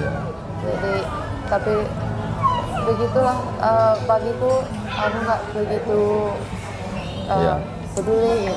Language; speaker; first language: Indonesian; non-native, fluent; Finnish